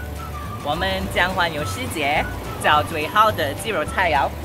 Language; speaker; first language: Chinese; non-native, learner; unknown